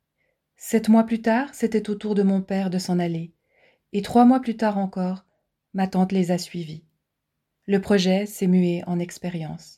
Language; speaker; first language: French; native; French